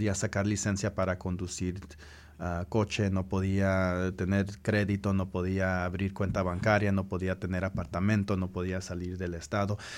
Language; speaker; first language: Spanish; early bilingual, heritage; Spanish